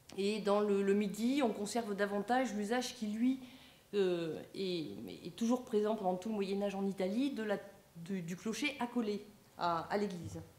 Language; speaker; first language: French; native; French